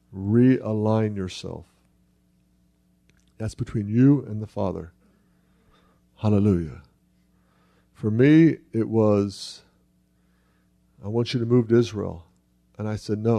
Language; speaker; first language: English; native; English